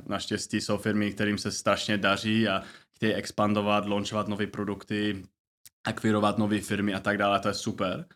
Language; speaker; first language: Czech; non-native, fluent; English